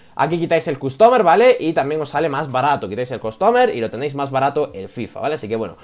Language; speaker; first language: Spanish; native; Spanish